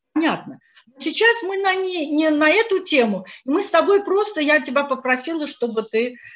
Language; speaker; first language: Russian; non-native, local second language; Azerbaijani